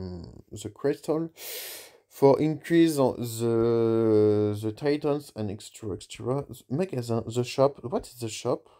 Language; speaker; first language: English; non-native, learner; French